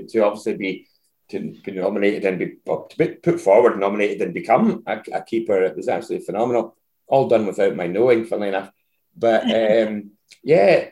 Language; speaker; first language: English; native; English